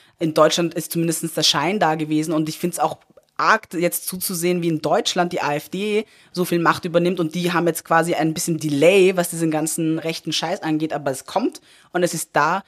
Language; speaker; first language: German; early bilingual, other home language; Persian